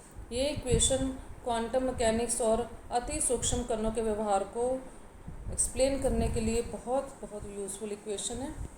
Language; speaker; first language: Hindi; native; Hindi